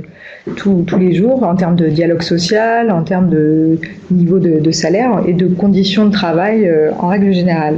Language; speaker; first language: French; native; French